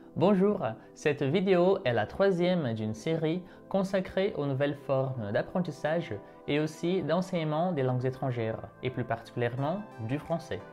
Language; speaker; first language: French; non-native, fluent; Portuguese